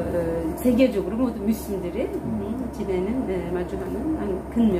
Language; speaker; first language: Korean; non-native, fluent; Turkish